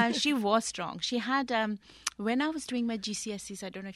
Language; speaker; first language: English; non-native, local second language; Punjabi